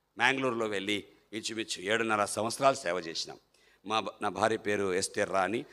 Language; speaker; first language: Telugu; non-native, fluent; Malayalam